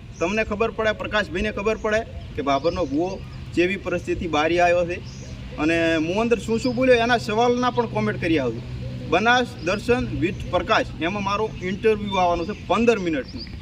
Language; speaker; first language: Gujarati; native; Gujarati